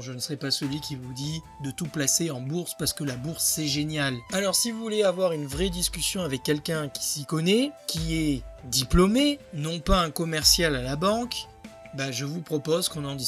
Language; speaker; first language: French; native; French